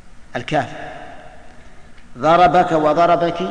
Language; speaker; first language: Arabic; native; Arabic